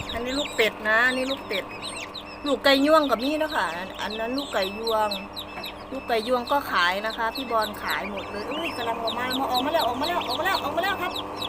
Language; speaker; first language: Thai; native; Thai